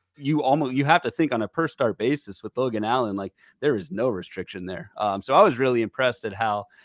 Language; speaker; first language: English; native; English